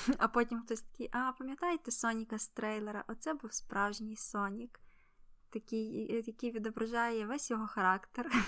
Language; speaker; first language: Ukrainian; native; Ukrainian